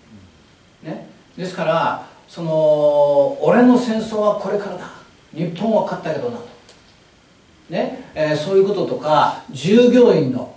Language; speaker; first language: Japanese; native; Japanese